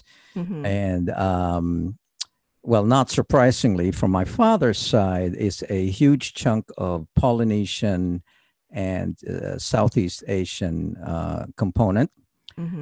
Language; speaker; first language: English; early bilingual, other home language; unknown